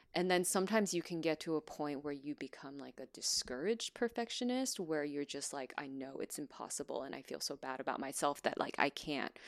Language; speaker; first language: English; early bilingual, other home language; Chinese